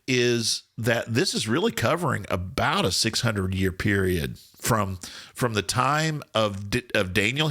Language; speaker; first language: English; native; English